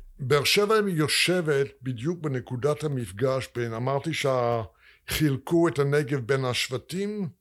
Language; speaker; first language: Hebrew; non-native, fluent; English